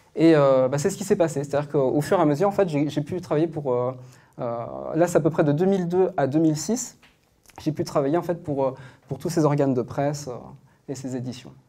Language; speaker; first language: French; native; French